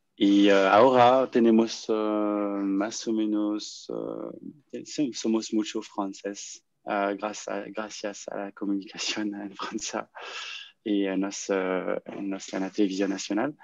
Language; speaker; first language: Spanish; non-native, learner; French